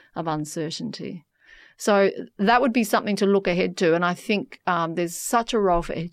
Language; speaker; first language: English; native; English